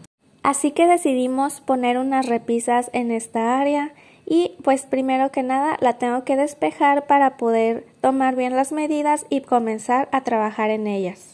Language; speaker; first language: Spanish; native; Spanish